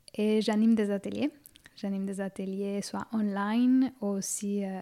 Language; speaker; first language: French; non-native, fluent; Spanish